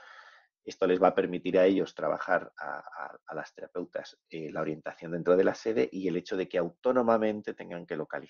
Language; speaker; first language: Spanish; native; Spanish